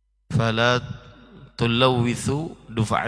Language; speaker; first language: Arabic; non-native, fluent; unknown